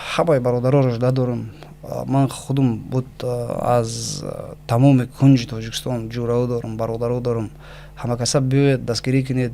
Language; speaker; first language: Tajik; non-native, local second language; Shughni